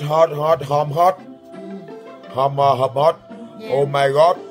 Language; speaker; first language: English; non-native, learner; Vietnamese